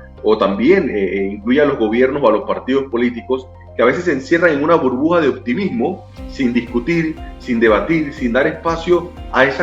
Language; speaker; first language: Spanish; native; Spanish